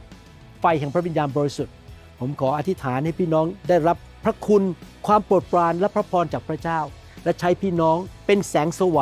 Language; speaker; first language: Thai; native; Thai